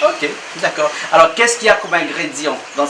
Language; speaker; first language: French; native; French